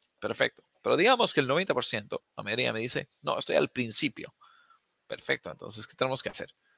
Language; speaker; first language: Spanish; native; Spanish